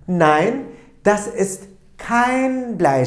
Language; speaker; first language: German; non-native, fluent; Turkish